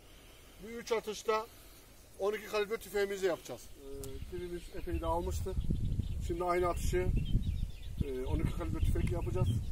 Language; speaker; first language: Turkish; native; Turkish